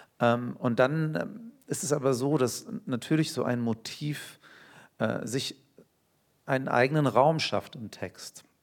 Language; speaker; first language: German; early bilingual, other home language; Turkish